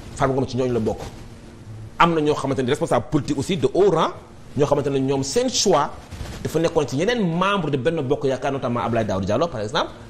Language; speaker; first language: Wolof; non-native, local second language; Fula